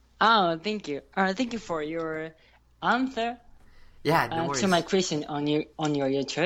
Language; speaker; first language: English; non-native, learner; Japanese